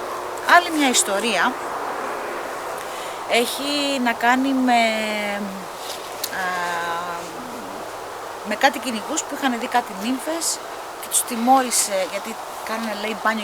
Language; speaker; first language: Greek; native; Greek